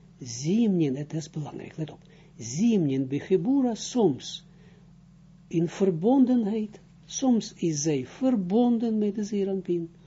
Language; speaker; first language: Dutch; non-native, fluent; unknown